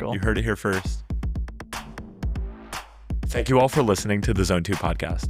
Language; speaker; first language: English; native; English